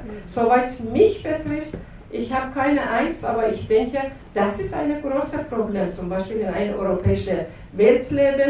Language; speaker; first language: German; non-native, fluent; Persian